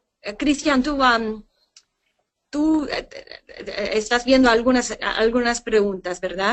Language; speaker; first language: Spanish; non-native, fluent; English